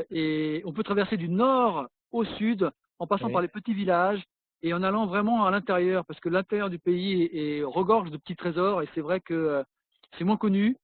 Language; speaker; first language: French; native; French